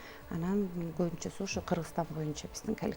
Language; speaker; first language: Kyrgyz; native; Kyrgyz